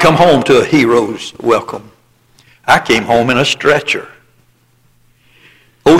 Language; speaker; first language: English; native; English